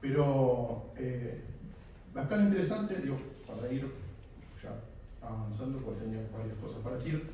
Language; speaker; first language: Spanish; native; Spanish